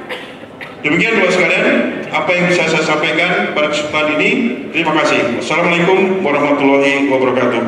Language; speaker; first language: Indonesian; native; Indonesian